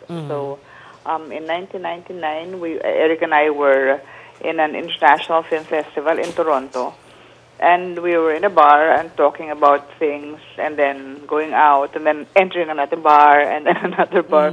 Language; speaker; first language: English; non-native, local second language; Filipino